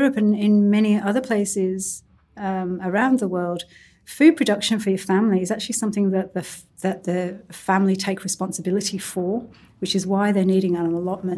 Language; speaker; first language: English; native; English